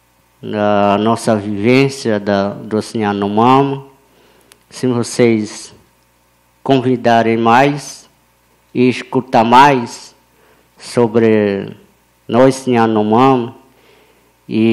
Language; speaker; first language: Portuguese; non-native, local second language; Yanomámi